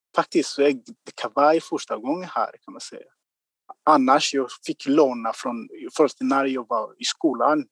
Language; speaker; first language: Swedish; non-native, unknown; Kinyarwanda